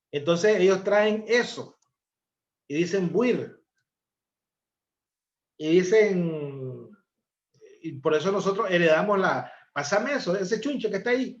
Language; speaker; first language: Spanish; native; Spanish